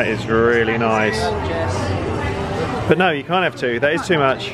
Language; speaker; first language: English; native; English